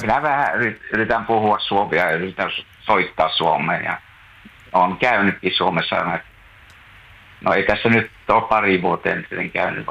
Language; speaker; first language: Finnish; native; Finnish